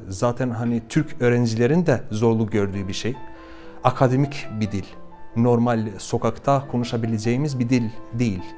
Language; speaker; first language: Turkish; non-native, fluent; Albanian